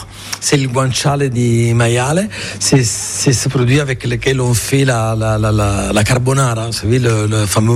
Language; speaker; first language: French; non-native, fluent; Italian